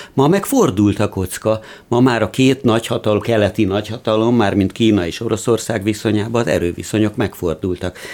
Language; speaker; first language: Hungarian; native; Hungarian